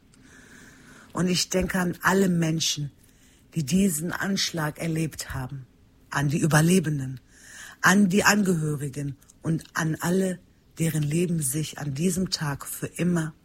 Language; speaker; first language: German; early bilingual, other home language; Turkish